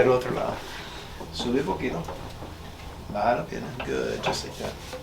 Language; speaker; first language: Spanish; early bilingual, heritage; Spanish